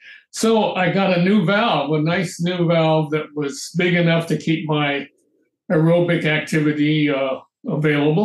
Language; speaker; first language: English; native; English